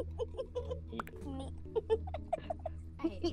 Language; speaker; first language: English; native; English